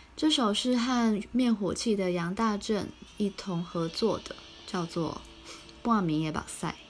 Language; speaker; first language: Chinese; non-native, local second language; Min Nan Chinese